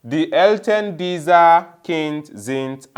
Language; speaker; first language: German; non-native, fluent; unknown